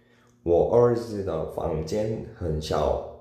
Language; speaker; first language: Chinese; non-native, learner; Korean